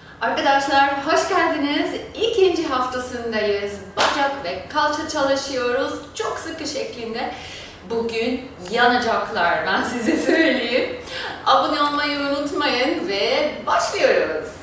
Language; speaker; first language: Turkish; non-native, fluent; German